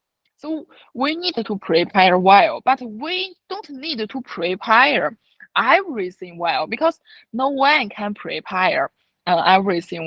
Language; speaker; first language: English; non-native, fluent; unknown